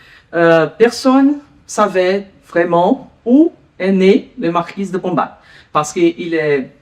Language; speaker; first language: French; non-native, learner; Portuguese